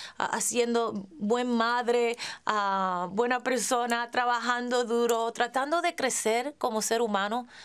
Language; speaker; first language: Spanish; early bilingual, heritage; English